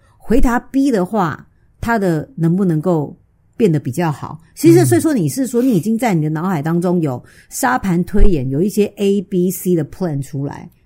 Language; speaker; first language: Chinese; native; Chinese